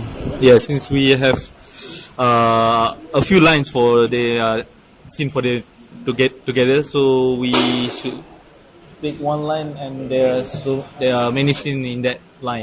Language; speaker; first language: English; non-native, learner; Malay